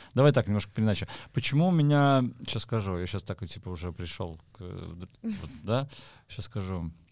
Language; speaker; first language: Russian; native; Russian